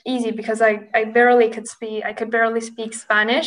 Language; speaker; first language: English; non-native, fluent; Spanish